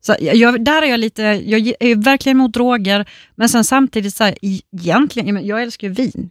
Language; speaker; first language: Swedish; native; Swedish